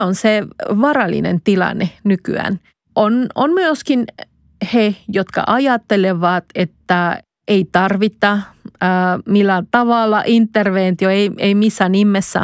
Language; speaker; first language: Finnish; non-native, fluent; Spanish